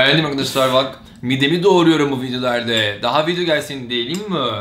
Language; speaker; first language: Turkish; non-native, fluent; Portuguese